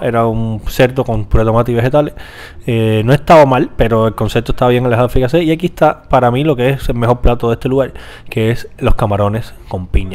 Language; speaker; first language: Spanish; native; Spanish